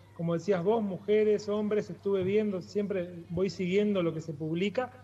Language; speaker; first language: Spanish; native; Spanish